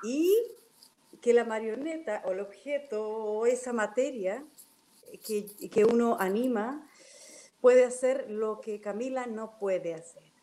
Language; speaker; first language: French; non-native, learner; Spanish